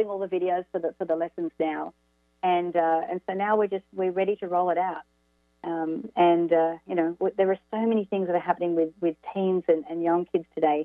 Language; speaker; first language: English; native; English